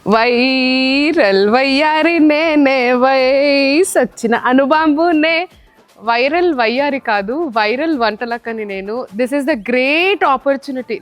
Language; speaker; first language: Telugu; native; Telugu